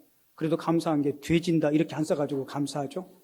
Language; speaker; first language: Korean; native; Korean